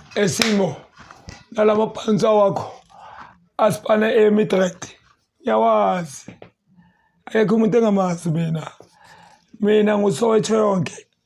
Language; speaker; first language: Zulu; native; Zulu